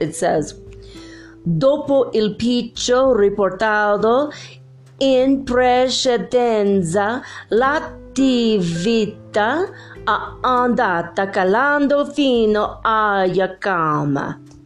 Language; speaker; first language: Italian; non-native, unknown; English